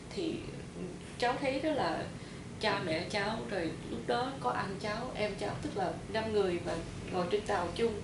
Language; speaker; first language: Vietnamese; early bilingual, heritage; Vietnamese